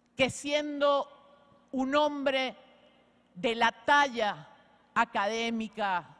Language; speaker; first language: Spanish; native; Spanish